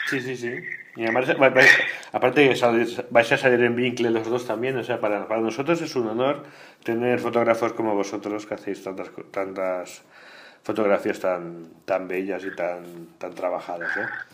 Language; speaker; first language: Spanish; native; Spanish